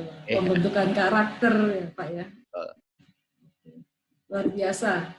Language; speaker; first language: Indonesian; native; Indonesian